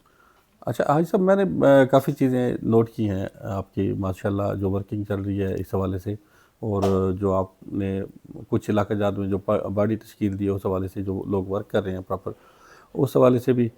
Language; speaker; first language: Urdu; non-native, local second language; Punjabi